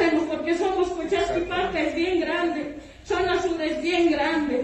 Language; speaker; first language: Spanish; native; Spanish